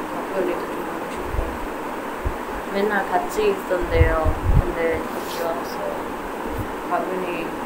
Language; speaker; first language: Korean; non-native, learner; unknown